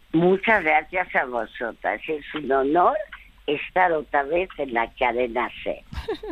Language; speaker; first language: Spanish; early bilingual, other home language; French